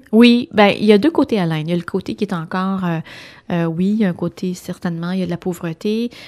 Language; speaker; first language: French; native; French